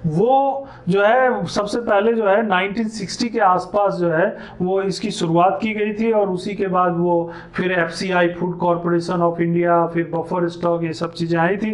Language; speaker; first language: Hindi; native; Hindi